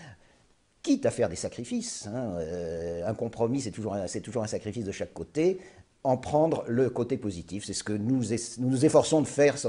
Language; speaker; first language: French; native; French